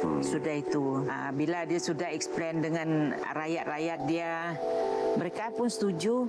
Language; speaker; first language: Malay; non-native, local second language; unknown